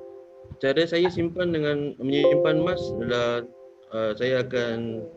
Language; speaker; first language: Malay; native; Malay